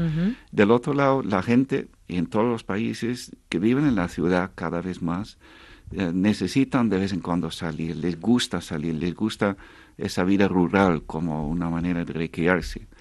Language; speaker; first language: Spanish; non-native, fluent; Dutch